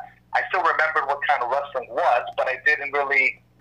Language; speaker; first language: English; non-native, fluent; Hebrew